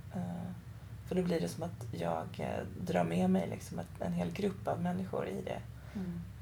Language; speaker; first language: Swedish; early bilingual, other home language; Persian